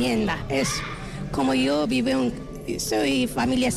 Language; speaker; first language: Spanish; non-native, learner; Arabic